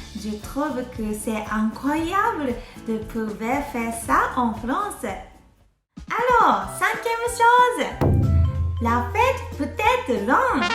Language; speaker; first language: French; non-native, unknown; Japanese